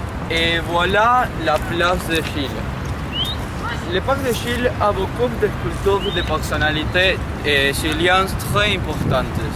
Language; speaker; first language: French; non-native, learner; Spanish